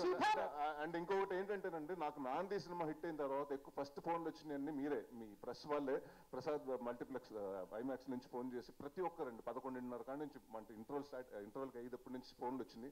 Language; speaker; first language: Telugu; native; Telugu